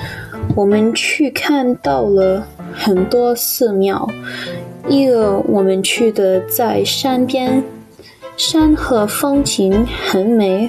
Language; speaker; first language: Chinese; non-native, learner; English